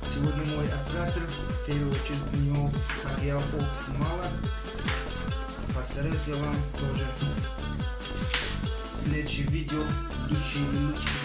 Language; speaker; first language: Russian; non-native, local second language; Tajik